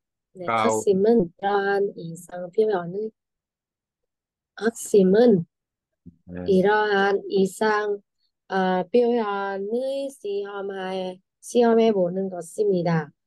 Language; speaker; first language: Korean; non-native, learner; Vietnamese